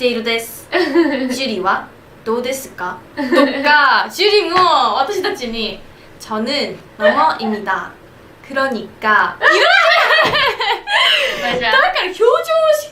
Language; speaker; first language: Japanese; non-native, learner; Korean